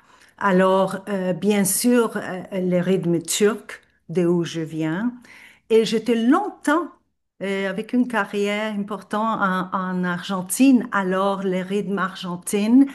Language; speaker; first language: French; non-native, fluent; Turkish